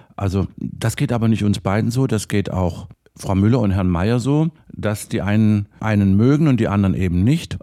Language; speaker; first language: German; native; German